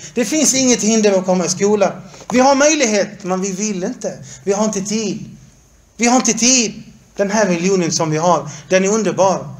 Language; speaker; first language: Swedish; non-native, fluent; Arabic